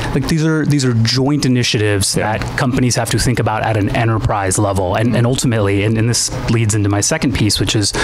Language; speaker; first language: English; native; English